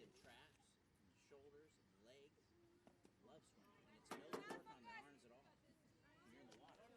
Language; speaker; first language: English; native; English